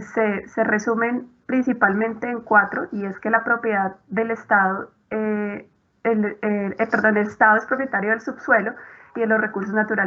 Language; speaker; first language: Spanish; native; Spanish